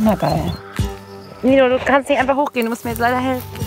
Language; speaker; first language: German; native; German